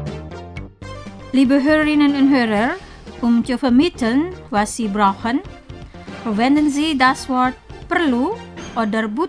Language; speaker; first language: German; non-native, fluent; Indonesian